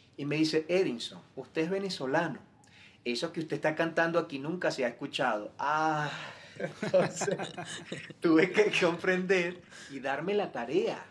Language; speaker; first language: Spanish; native; Spanish